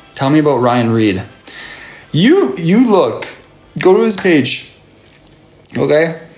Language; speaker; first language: English; native; English